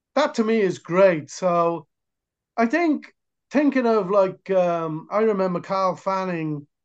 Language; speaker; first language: English; native; English